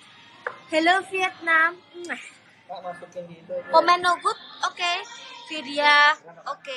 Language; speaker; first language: English; non-native, learner; Indonesian